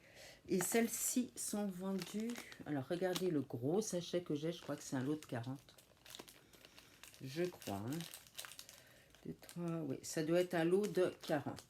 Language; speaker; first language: French; native; French